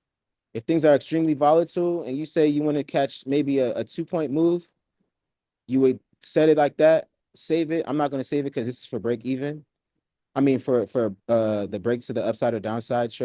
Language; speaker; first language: English; native; English